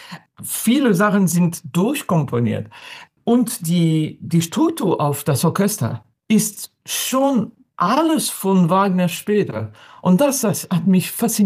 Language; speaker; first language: German; non-native, fluent; French